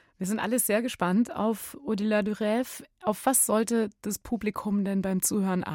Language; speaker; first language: German; native; German